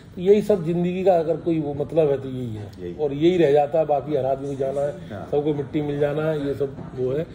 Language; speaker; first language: Hindi; native; Hindi